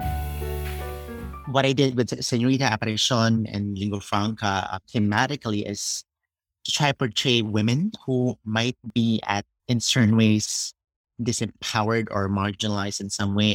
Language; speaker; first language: English; non-native, local second language; Cebuano